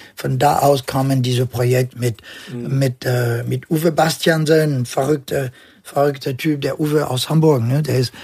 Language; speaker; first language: German; non-native, fluent; French